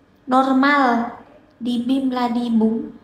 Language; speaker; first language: Vietnamese; non-native, learner; Indonesian